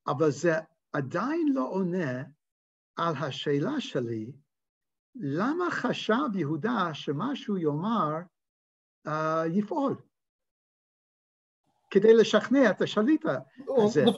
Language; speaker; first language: Hebrew; non-native, fluent; English